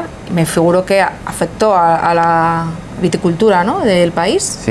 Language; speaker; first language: Spanish; native; Spanish